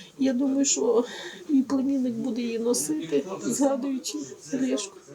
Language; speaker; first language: Ukrainian; native; Ukrainian